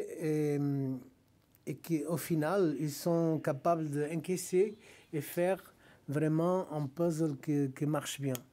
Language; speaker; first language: French; non-native, fluent; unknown